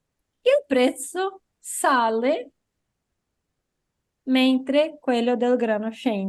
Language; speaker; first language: Italian; non-native, fluent; Portuguese